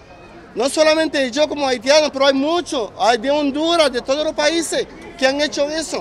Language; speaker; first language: Spanish; non-native, fluent; Haitian Creole